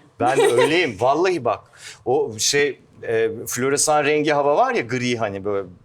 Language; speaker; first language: Turkish; native; Turkish